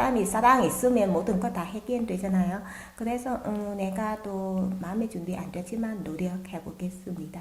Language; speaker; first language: Korean; non-native, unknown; Vietnamese